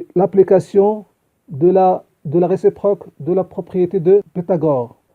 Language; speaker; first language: French; non-native, local second language; Arabic